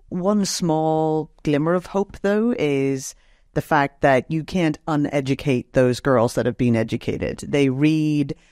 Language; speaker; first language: English; native; English